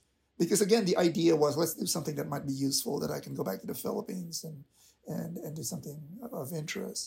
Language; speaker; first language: English; non-native, local second language; Filipino